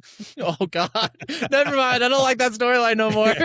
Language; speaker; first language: English; native; English